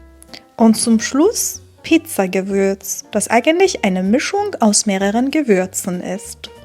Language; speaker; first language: German; non-native, fluent; Persian